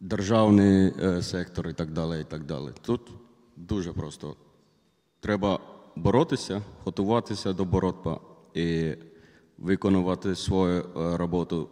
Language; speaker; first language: Ukrainian; non-native, learner; Finnish